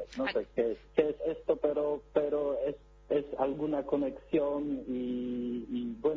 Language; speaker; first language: Spanish; non-native, learner; Polish